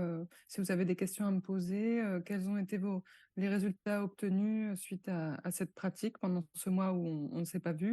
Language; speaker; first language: French; native; French